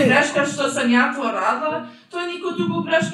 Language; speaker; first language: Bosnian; early bilingual, heritage; English